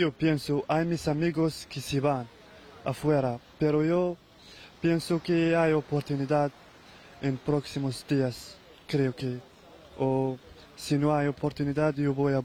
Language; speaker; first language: Spanish; non-native, learner; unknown